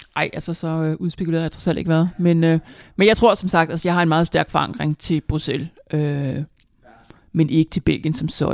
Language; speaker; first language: Danish; native; Danish